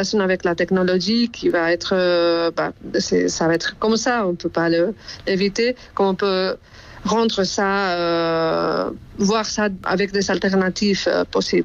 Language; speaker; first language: French; non-native, fluent; Spanish